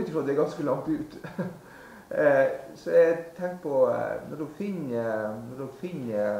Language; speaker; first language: Norwegian; native; Norwegian